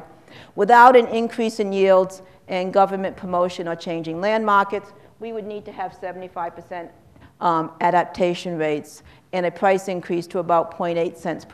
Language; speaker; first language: English; native; English